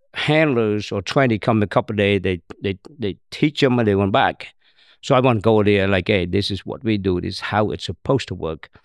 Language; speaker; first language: English; non-native, learner; Khmer